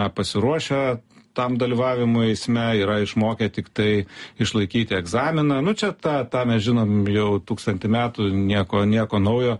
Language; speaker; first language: Lithuanian; native; Lithuanian